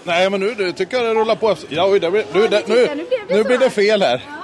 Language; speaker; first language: Swedish; native; Swedish